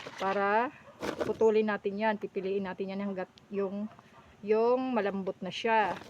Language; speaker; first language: Filipino; non-native, local second language; Waray